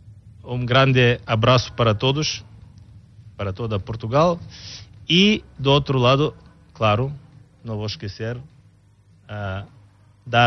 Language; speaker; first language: Portuguese; non-native, fluent; Bulgarian